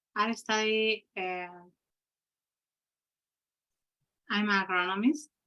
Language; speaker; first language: English; non-native, learner; Spanish